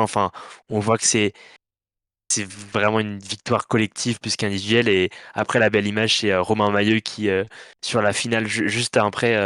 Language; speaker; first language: French; native; French